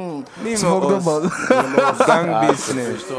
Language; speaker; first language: Swedish; early bilingual, other home language; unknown